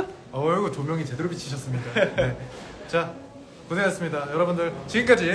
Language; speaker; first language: Korean; native; Korean